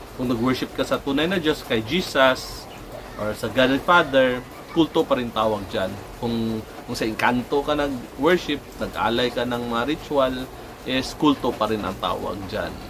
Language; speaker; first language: Filipino; native; Filipino